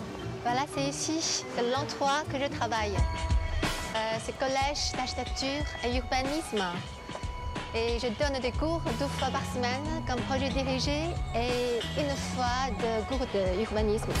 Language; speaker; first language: French; non-native, fluent; Chinese